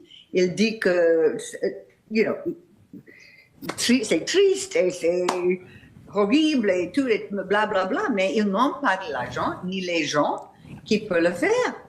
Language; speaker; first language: French; non-native, fluent; English